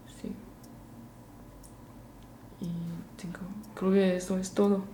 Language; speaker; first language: Spanish; non-native, learner; Chinese